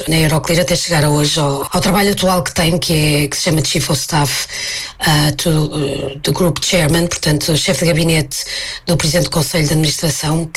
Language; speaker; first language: Portuguese; native; Portuguese